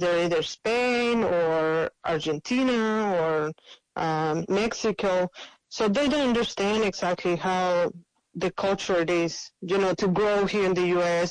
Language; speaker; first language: English; non-native, fluent; Spanish